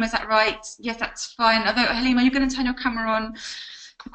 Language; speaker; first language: English; native; English